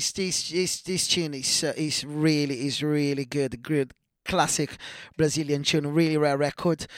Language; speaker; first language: English; non-native, fluent; Portuguese